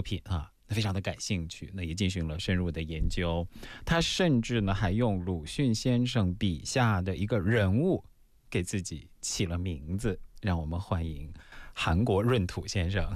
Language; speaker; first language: Chinese; native; Chinese